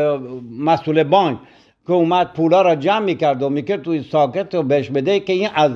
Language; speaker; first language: Persian; native; Persian